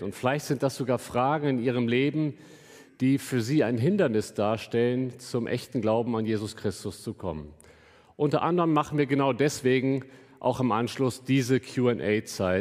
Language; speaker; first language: German; native; German